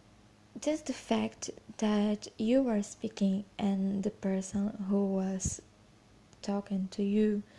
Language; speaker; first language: English; non-native, fluent; Portuguese